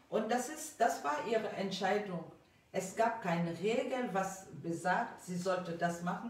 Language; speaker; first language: German; non-native, fluent; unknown